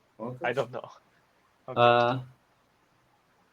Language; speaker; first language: English; non-native, learner; Japanese